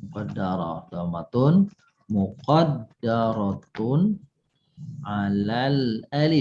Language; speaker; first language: Arabic; non-native, fluent; Indonesian